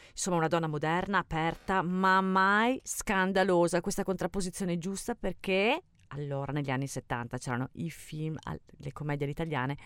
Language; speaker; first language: Italian; native; Italian